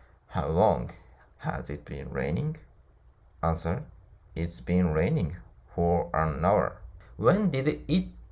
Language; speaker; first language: English; non-native, fluent; Japanese